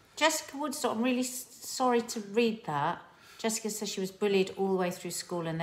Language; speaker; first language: English; native; English